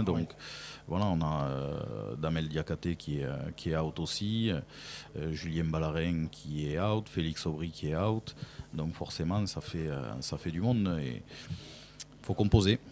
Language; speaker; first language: French; native; French